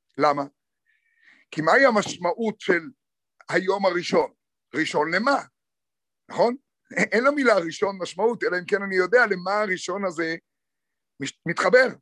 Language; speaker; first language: Hebrew; native; Hebrew